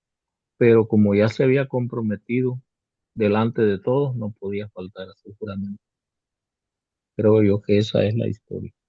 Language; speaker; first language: Spanish; native; Spanish